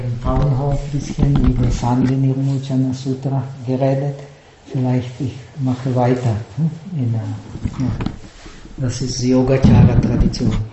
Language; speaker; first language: German; non-native, fluent; Czech